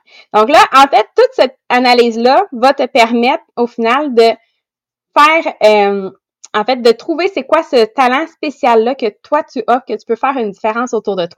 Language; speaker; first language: French; native; French